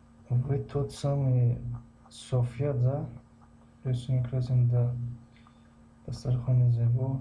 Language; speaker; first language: Russian; non-native, learner; Persian